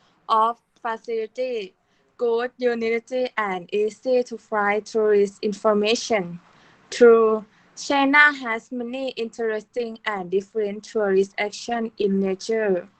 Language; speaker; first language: English; non-native, learner; Thai